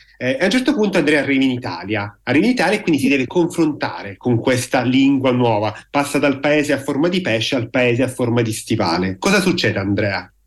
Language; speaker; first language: Italian; native; Italian